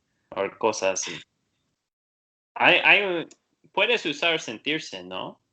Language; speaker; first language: Spanish; non-native, learner; Portuguese